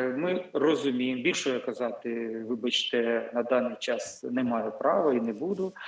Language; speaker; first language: Ukrainian; native; Ukrainian